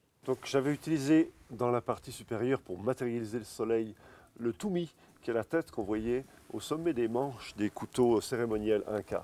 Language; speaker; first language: French; native; French